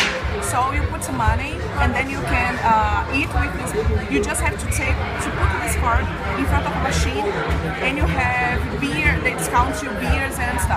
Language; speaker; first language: English; non-native, fluent; Portuguese